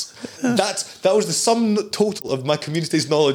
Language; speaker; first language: English; native; English